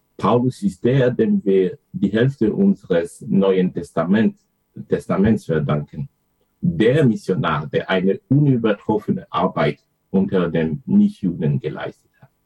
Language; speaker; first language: German; non-native, fluent; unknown